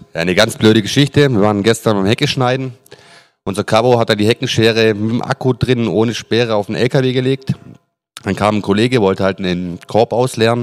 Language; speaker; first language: German; native; German